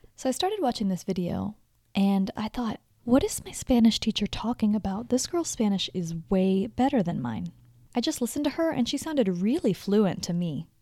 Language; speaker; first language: English; native; English